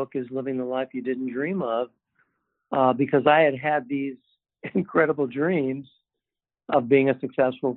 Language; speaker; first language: English; native; English